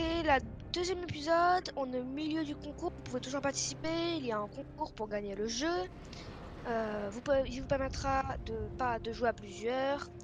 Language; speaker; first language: French; native; French